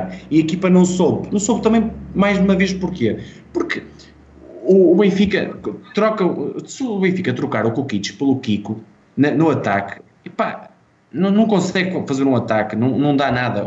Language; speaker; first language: Portuguese; native; Portuguese